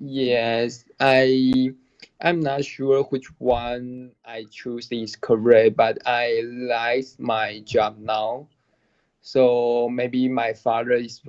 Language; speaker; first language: English; non-native, learner; Chinese